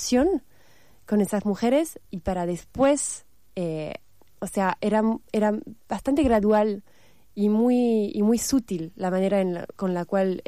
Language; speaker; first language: Spanish; non-native, fluent; French